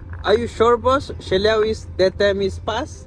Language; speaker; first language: English; non-native, learner; Nepali